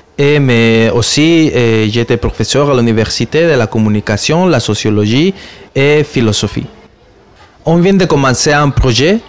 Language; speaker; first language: French; non-native, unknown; Spanish